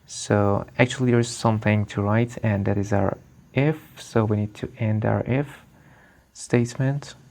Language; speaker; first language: English; non-native, fluent; Persian